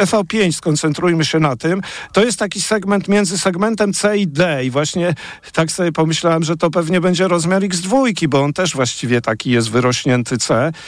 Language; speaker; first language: Polish; native; Polish